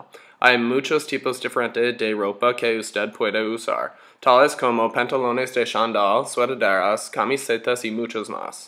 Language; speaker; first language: Spanish; non-native, learner; English